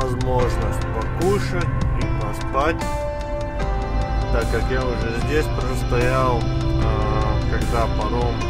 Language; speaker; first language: Russian; non-native, fluent; Latvian